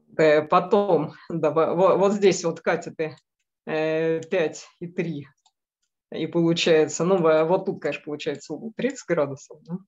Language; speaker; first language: Russian; native; Russian